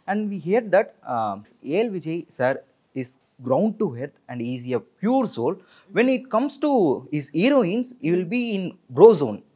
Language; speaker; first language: English; non-native, local second language; Tamil